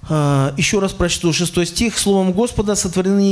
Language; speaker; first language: Russian; native; Russian